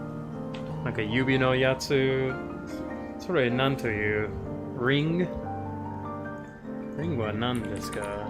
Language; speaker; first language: Japanese; non-native, learner; English